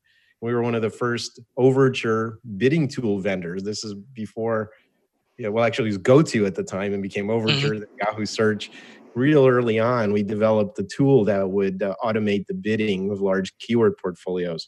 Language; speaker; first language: English; early bilingual, other home language; Russian